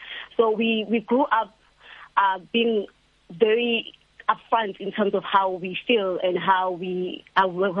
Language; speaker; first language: English; non-native, local second language; Zulu